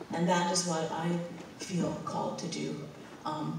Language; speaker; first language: English; native; English